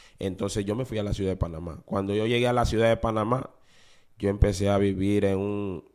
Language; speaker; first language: Spanish; native; Spanish